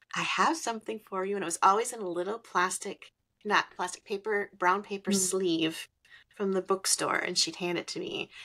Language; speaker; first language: English; native; English